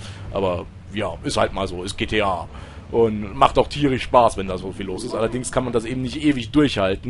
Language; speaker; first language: German; native; German